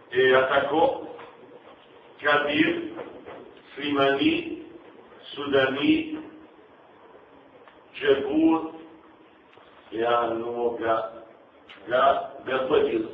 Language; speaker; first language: French; non-native, fluent; Bosnian